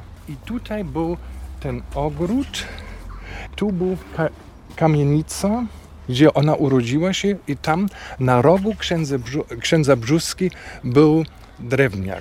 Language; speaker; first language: Polish; non-native, fluent; German